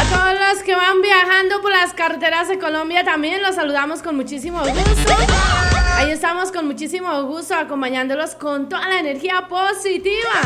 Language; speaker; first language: Spanish; native; Spanish